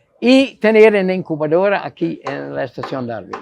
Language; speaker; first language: Spanish; non-native, fluent; Dutch